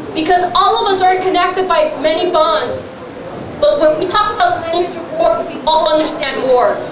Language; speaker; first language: English; native; English